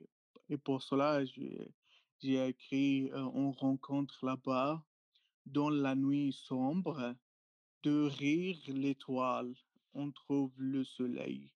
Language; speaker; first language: French; non-native, learner; Arabic